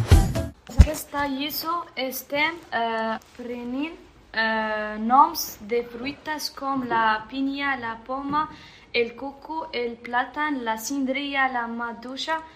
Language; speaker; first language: Catalan; non-native, learner; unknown